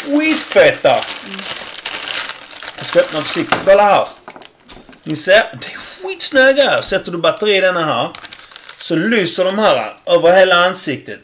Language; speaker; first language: Swedish; native; Swedish